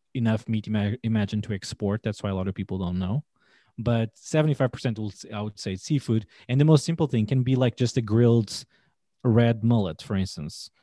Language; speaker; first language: English; non-native, fluent; Portuguese